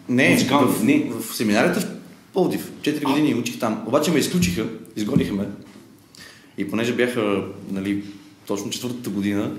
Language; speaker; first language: Bulgarian; native; Bulgarian